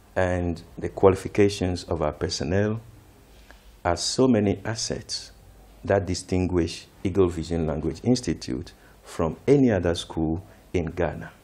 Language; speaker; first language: English; non-native, fluent; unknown